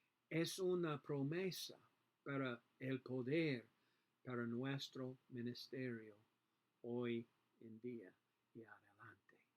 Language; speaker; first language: Spanish; non-native, learner; English